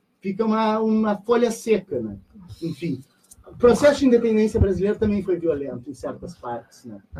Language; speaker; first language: Portuguese; native; Portuguese